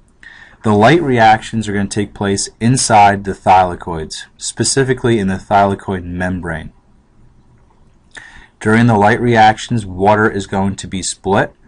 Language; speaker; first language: English; native; English